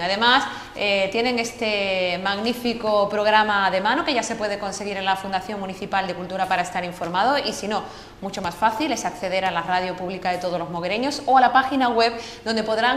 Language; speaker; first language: Spanish; native; Spanish